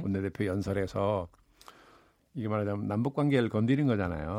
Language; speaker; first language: Korean; native; Korean